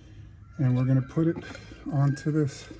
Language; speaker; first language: English; native; English